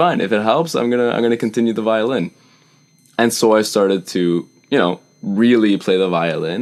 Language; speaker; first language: English; native; English